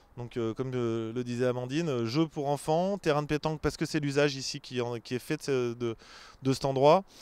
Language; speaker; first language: French; native; French